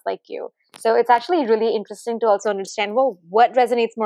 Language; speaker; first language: English; non-native, local second language; Hindi